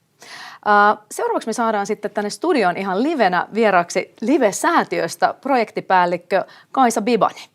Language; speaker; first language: Finnish; native; Finnish